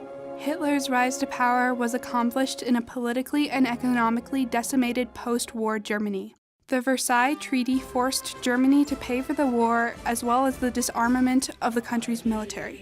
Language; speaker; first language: English; native; English